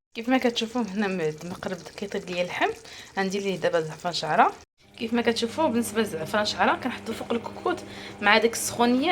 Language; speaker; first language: Arabic; native; Arabic